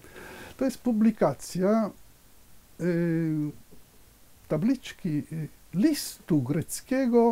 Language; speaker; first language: Polish; non-native, fluent; Italian